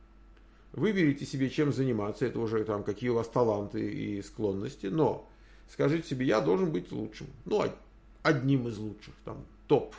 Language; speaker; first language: Russian; native; Russian